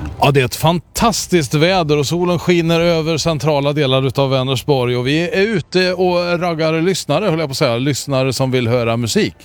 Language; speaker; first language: Swedish; native; Swedish